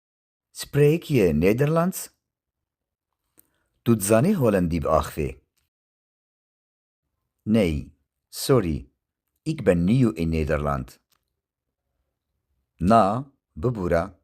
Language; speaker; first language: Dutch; non-native, learner; Kurdish